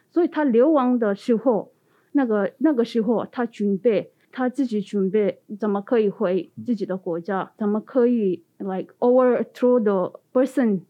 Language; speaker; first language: Chinese; non-native, learner; Tibetan